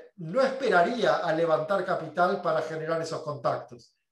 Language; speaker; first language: Spanish; native; Spanish